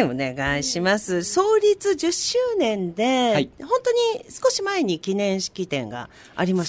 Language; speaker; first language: Japanese; native; Japanese